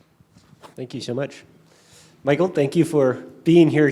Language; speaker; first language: English; native; English